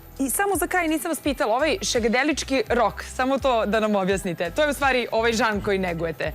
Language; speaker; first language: Serbian; native; Serbian